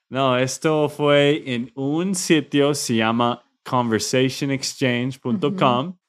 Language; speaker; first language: Spanish; non-native, learner; English